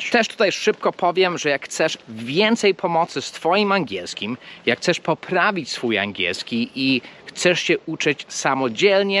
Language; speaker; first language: Polish; non-native, fluent; English